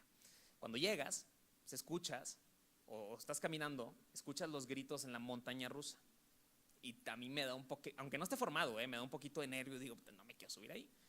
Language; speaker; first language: Spanish; native; Spanish